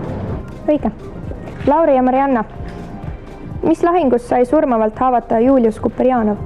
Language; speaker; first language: Estonian; native; Estonian